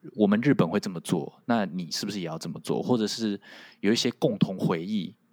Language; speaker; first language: Chinese; non-native, local second language; Min Nan Chinese